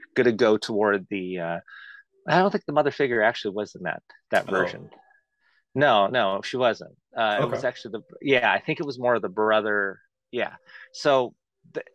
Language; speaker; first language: English; native; English